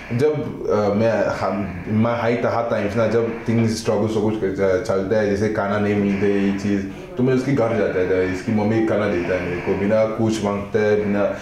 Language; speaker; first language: Hindi; non-native, fluent; Igbo